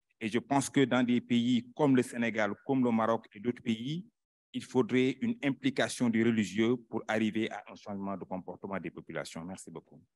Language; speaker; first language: French; non-native, local second language; Wolof